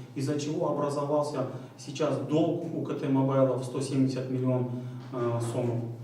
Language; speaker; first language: Russian; non-native, local second language; Kyrgyz